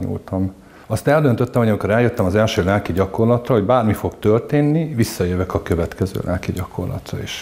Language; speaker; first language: Hungarian; native; Hungarian